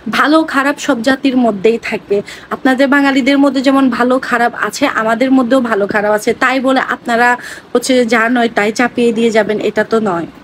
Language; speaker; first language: Bangla; non-native, local second language; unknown